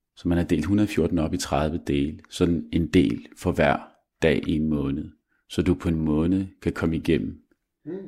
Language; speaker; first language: Danish; early bilingual, other home language; Arabic